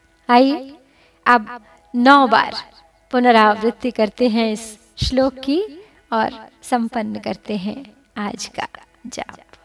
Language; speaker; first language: Hindi; native; Hindi